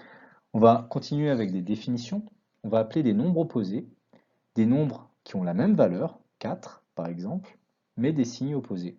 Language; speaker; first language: French; native; French